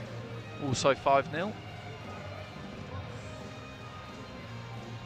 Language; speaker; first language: English; native; English